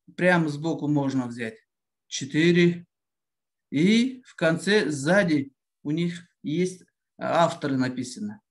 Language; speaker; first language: Russian; non-native, local second language; Kazakh